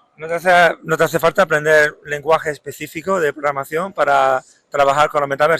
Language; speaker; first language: Spanish; native; Spanish